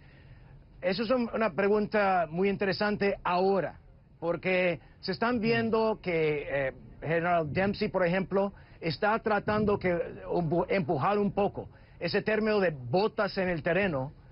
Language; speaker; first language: Spanish; non-native, fluent; English